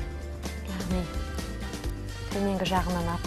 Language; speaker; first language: Kazakh; native; Kazakh